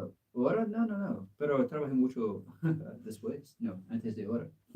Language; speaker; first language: Spanish; non-native, learner; English